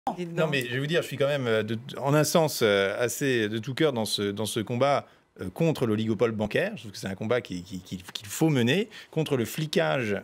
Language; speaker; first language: French; native; French